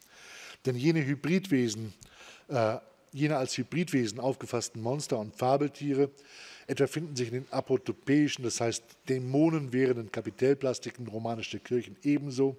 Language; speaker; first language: German; native; German